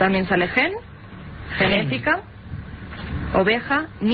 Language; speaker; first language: Spanish; native; Spanish